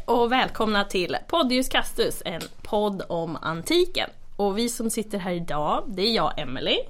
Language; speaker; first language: Swedish; native; Swedish